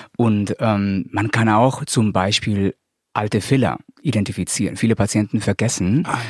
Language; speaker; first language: German; non-native, fluent; Spanish